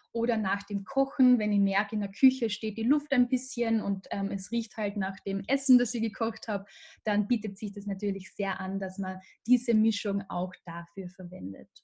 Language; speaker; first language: German; native; German